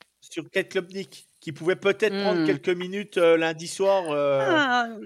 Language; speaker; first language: French; native; French